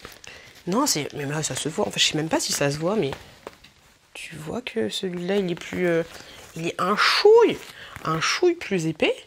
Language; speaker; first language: French; native; French